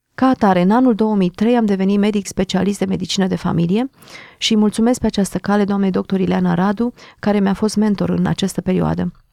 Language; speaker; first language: Romanian; native; Romanian